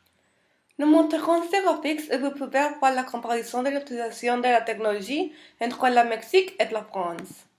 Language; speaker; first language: French; non-native, learner; Spanish